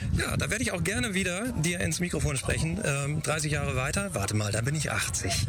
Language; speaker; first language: German; native; German